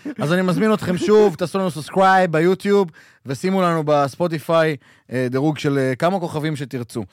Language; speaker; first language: Hebrew; native; Hebrew